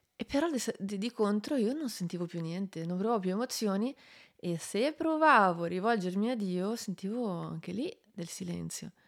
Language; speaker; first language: Italian; native; Italian